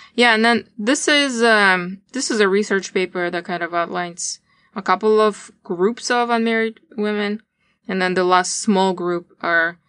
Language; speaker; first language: English; non-native, fluent; Russian